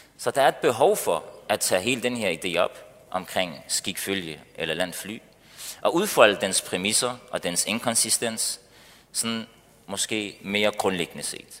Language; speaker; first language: Danish; early bilingual, other home language; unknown